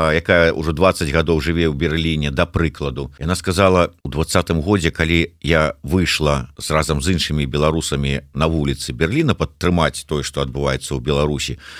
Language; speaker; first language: Belarusian; native; Belarusian